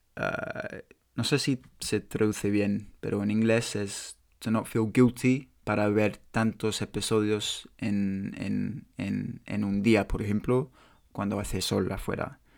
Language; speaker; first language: Spanish; non-native, learner; English